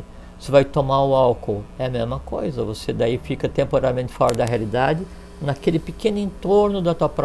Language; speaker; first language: Portuguese; native; Portuguese